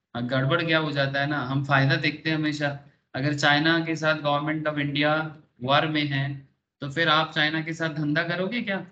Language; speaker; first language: Hindi; non-native, local second language; Bangla